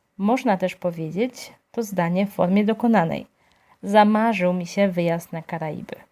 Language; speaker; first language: Polish; native; Polish